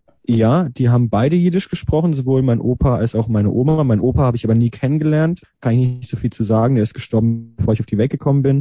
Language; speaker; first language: German; native; German